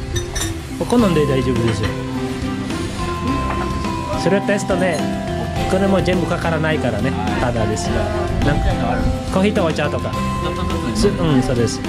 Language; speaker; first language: Japanese; non-native, learner; Indonesian